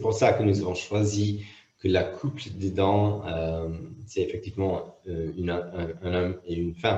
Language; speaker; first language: French; non-native, fluent; English